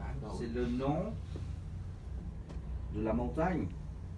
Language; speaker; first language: French; non-native, fluent; Vietnamese